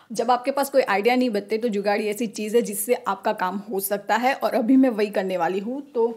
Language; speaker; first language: Hindi; non-native, local second language; Gujarati